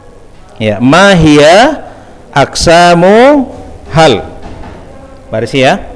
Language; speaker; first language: Arabic; non-native, fluent; Indonesian